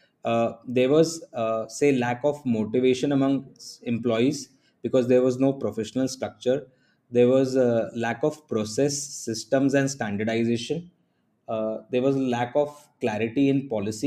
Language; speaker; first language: English; non-native, local second language; Hindi